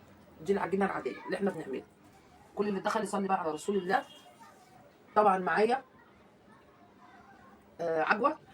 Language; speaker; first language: Arabic; native; Arabic